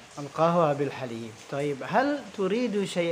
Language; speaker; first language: Arabic; non-native, fluent; Indonesian